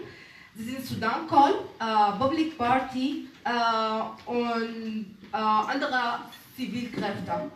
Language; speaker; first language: German; non-native, learner; Arabic